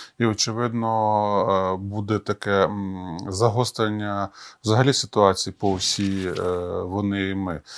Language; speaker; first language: Ukrainian; native; Ukrainian